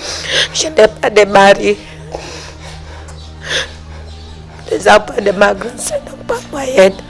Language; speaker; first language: French; non-native, local second language; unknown